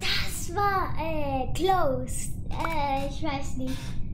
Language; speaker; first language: German; non-native, learner; English